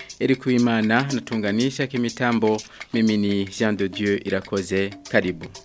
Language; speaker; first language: Swahili; non-native, local second language; Rundi